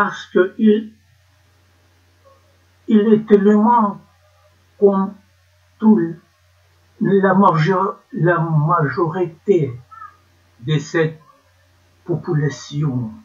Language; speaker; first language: French; non-native, learner; Ukrainian